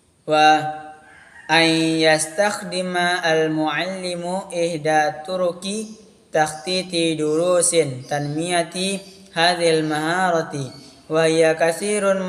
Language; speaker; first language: Arabic; non-native, learner; Indonesian